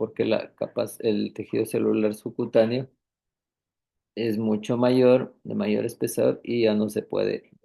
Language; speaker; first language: Spanish; native; Spanish